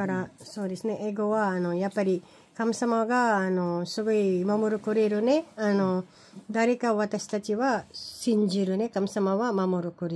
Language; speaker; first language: Japanese; non-native, learner; Filipino